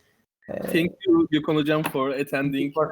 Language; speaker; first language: English; non-native, fluent; Turkish